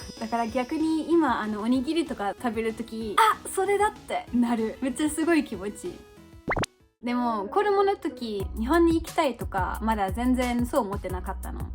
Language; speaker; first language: Japanese; non-native, fluent; German